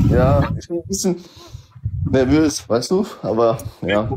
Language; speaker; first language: German; early bilingual, other home language; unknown